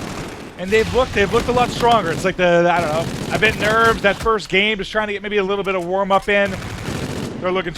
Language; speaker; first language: English; native; English